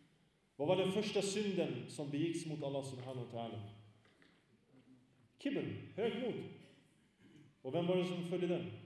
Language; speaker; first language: Swedish; early bilingual, other home language; Arabic